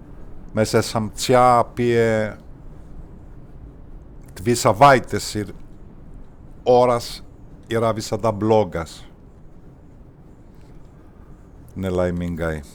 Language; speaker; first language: Lithuanian; non-native, learner; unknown